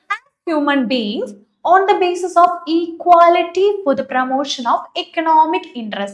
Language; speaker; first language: English; non-native, local second language; Malayalam